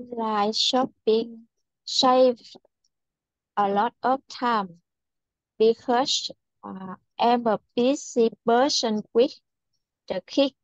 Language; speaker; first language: English; non-native, learner; Vietnamese